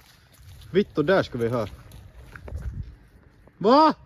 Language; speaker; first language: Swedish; non-native, local second language; Finnish